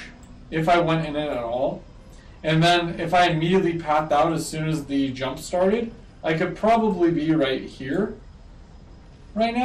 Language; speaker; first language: English; native; English